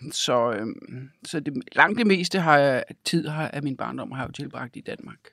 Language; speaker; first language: Danish; native; Danish